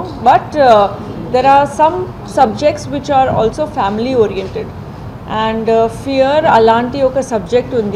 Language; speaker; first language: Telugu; non-native, learner; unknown